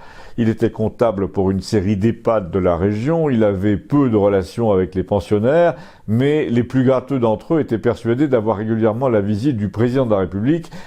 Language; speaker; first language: French; native; French